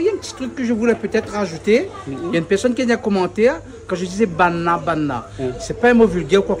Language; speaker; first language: French; non-native, local second language; Réunion Creole French